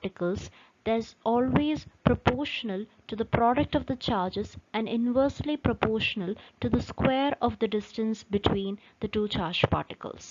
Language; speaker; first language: English; non-native, local second language; Malayalam